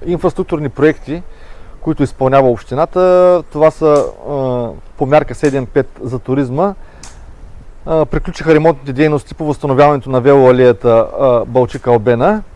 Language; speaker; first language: Bulgarian; native; Bulgarian